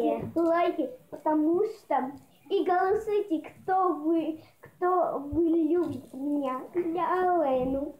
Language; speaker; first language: Russian; early bilingual, heritage; Russian